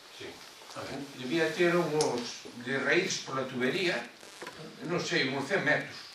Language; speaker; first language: Galician; native; Galician